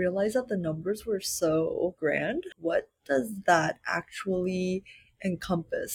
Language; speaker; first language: English; native; English